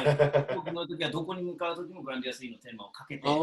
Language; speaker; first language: Japanese; native; Japanese